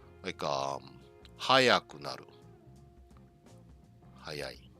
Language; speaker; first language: Japanese; non-native, learner; English